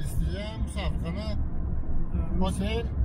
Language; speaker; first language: Turkish; non-native, learner; Azerbaijani